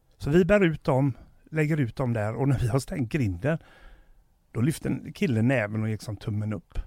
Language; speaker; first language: Swedish; native; Swedish